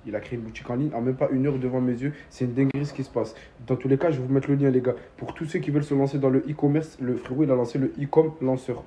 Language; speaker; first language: French; native; French